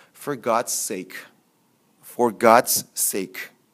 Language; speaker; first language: English; non-native, fluent; Korean